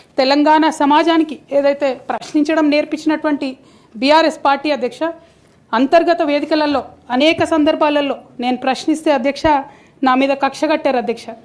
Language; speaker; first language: Telugu; native; Telugu